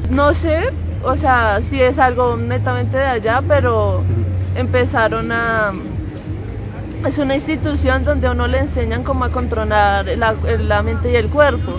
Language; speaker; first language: Spanish; native; Spanish